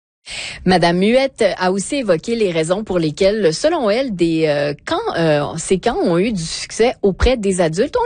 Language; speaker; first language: French; native; French